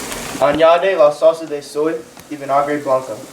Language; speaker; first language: Spanish; non-native, learner; English